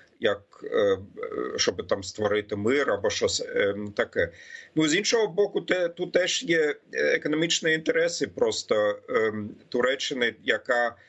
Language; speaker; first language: Ukrainian; non-native, fluent; German